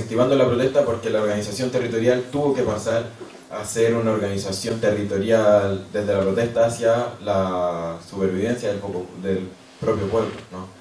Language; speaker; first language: Spanish; native; Spanish